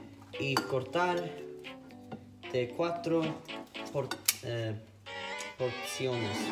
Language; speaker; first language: Spanish; non-native, learner; Swedish